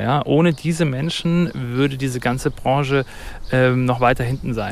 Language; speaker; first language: German; native; German